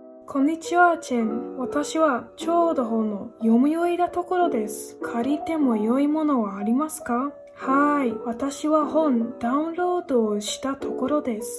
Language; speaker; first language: Japanese; non-native, learner; English